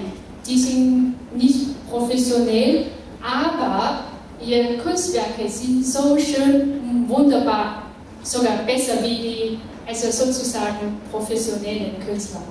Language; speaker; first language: German; non-native, learner; Chinese